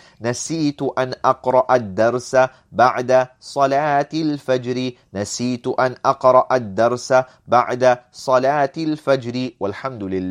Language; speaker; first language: Arabic; non-native, fluent; English